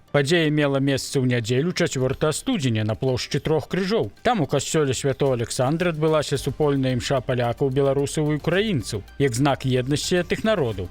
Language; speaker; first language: Belarusian; native; Belarusian